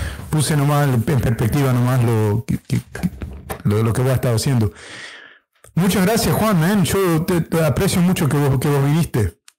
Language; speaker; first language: Spanish; early bilingual, heritage; Spanish